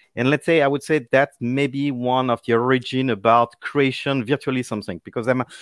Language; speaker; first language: English; non-native, fluent; French